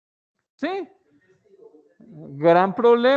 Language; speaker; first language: Spanish; native; Spanish